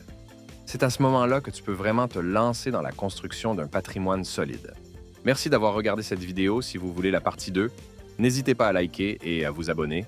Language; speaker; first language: French; native; French